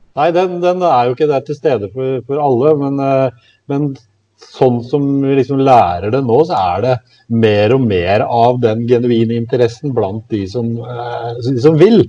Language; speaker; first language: Norwegian; native; Norwegian